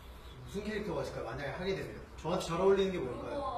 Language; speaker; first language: Korean; native; Korean